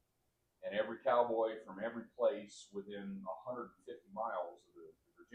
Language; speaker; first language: English; native; English